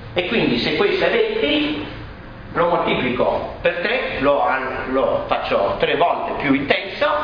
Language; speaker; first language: Italian; native; Italian